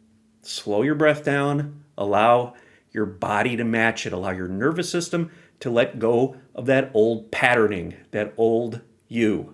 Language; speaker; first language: English; native; English